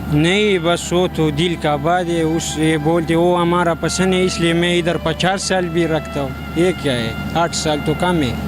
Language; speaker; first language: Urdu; non-native, local second language; Pashto